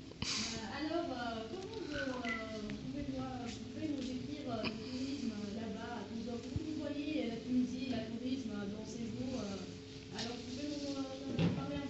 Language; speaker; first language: French; non-native, local second language; Arabic